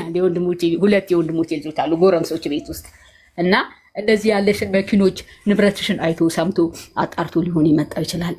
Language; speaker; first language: Amharic; native; Amharic